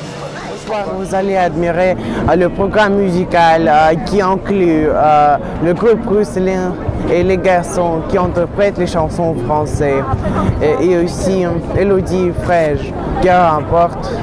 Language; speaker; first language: French; non-native, learner; Russian